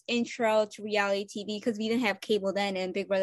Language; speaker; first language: English; non-native, fluent; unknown